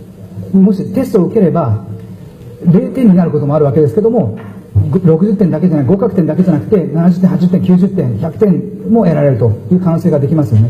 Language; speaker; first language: Japanese; native; Japanese